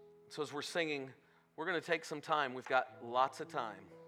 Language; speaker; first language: English; native; English